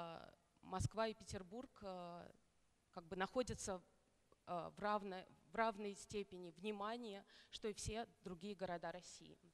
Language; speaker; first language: Russian; native; Russian